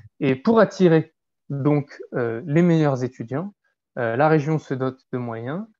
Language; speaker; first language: French; native; French